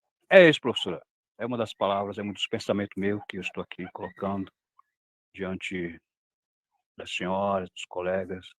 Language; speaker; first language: Portuguese; non-native, local second language; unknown